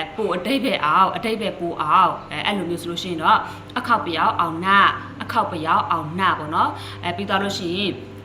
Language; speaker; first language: Burmese; non-native, local second language; S'gaw Karen